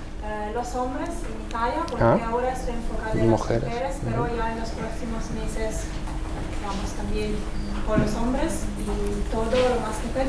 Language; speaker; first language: Spanish; non-native, fluent; Italian